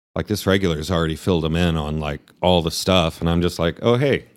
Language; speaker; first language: English; native; English